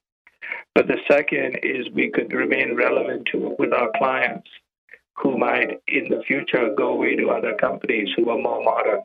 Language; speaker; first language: English; non-native, local second language; Gujarati